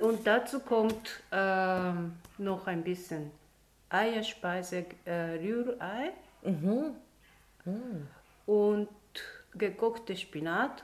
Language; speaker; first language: German; non-native, fluent; Japanese